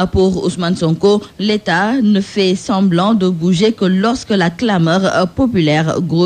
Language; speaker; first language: French; non-native, local second language; Wolof